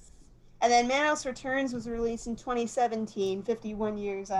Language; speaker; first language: English; native; English